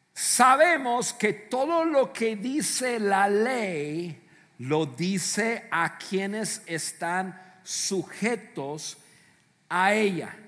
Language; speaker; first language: Spanish; non-native, fluent; English